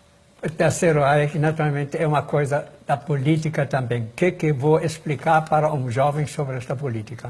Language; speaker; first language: Portuguese; non-native, fluent; German